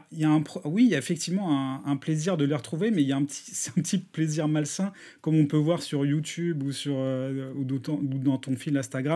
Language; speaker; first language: French; native; French